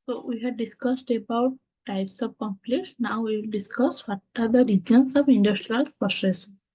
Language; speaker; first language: English; non-native, local second language; Odia